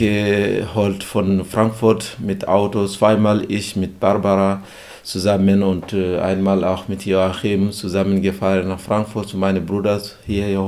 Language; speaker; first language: German; non-native, learner; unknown